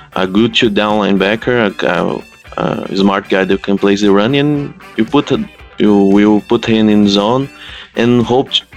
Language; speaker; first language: English; non-native, fluent; Portuguese